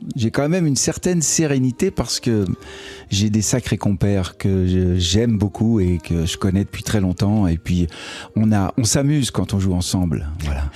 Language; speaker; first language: French; native; French